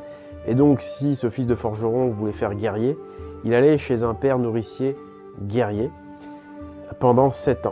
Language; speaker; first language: French; native; French